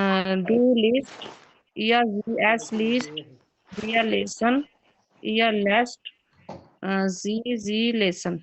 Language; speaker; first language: German; non-native, learner; Urdu